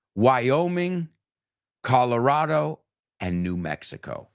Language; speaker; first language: English; native; English